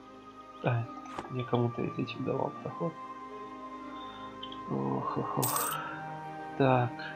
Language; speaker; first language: Russian; native; Russian